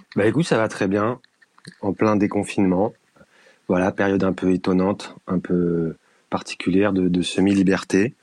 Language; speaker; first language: French; native; French